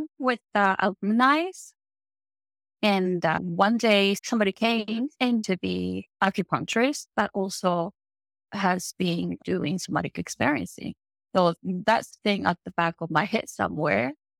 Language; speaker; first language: English; non-native, fluent; Japanese